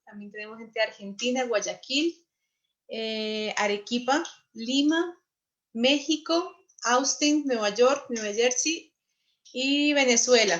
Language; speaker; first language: Spanish; native; Spanish